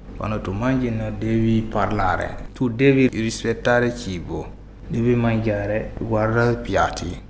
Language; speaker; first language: Italian; non-native, learner; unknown